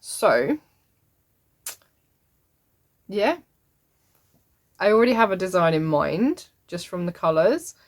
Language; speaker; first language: English; native; English